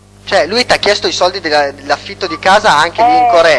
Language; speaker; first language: Italian; native; Italian